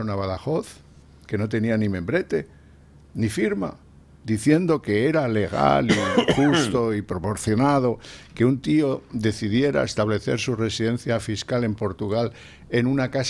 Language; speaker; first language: Spanish; native; Spanish